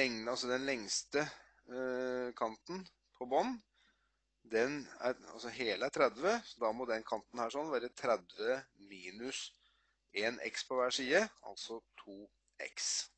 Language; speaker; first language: Norwegian; native; Norwegian